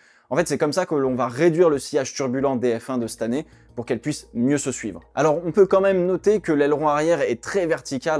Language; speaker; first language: French; native; French